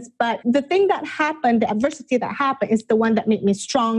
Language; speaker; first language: English; non-native, local second language; Malay